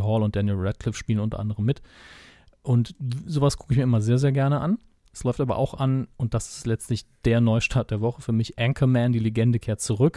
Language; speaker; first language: German; native; German